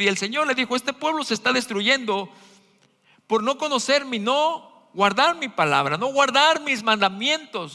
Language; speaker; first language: Spanish; native; Spanish